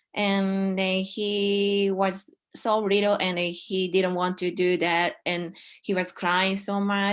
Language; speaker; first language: English; non-native, learner; Japanese